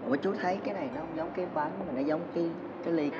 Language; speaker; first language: Vietnamese; native; Vietnamese